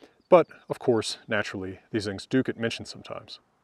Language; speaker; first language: English; native; English